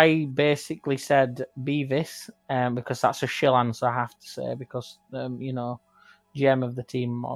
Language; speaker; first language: English; native; English